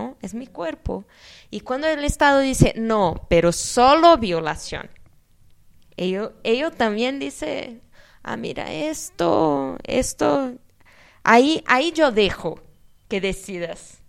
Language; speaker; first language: Spanish; non-native, fluent; Portuguese